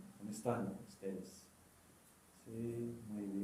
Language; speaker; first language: Spanish; non-native, learner; Arabic